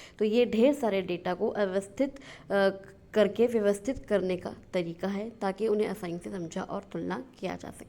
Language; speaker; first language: Hindi; native; Hindi